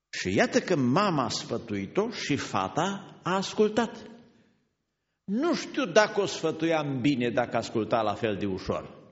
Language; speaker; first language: Romanian; native; Romanian